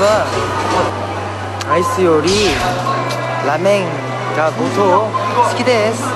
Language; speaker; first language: Japanese; non-native, learner; Korean